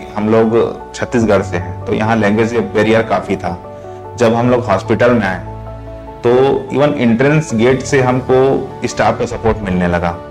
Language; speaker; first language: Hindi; native; Hindi